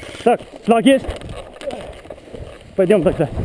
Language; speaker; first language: Russian; non-native, local second language; Estonian